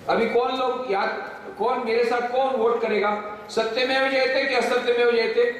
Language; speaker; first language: Hindi; non-native, local second language; Gujarati